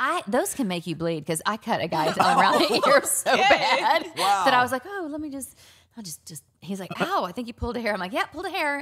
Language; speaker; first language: English; native; English